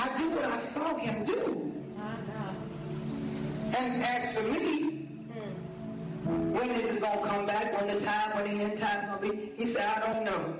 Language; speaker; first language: English; native; English